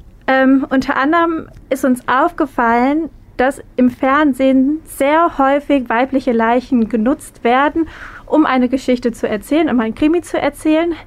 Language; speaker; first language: German; native; German